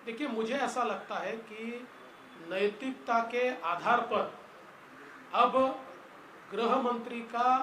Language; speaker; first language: Hindi; non-native, local second language; Marathi